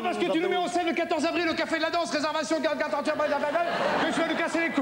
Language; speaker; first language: French; native; French